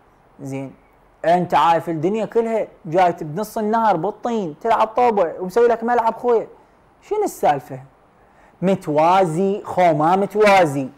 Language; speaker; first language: Arabic; native; Arabic